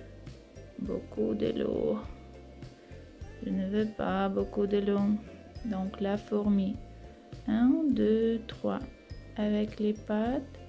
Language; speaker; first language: French; non-native, fluent; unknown